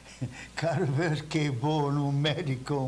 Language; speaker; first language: Portuguese; non-native, fluent; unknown